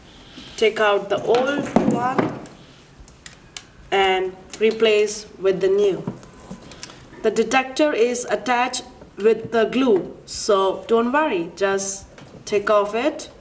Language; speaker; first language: English; non-native, learner; Chinese